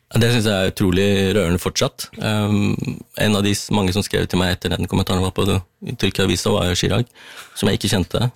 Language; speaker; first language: Norwegian; early bilingual, other home language; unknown